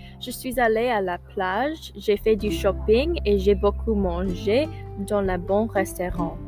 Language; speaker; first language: French; non-native, learner; English